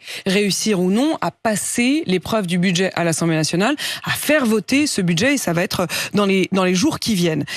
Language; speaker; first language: French; native; French